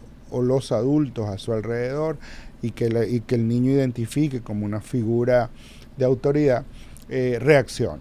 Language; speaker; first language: Spanish; native; Spanish